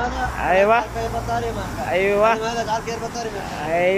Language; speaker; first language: Arabic; non-native, learner; Filipino